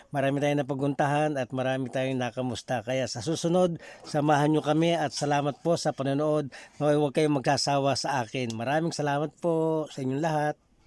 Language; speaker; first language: Filipino; native; Filipino